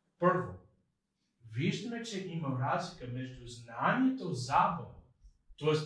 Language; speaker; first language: Bulgarian; non-native, fluent; English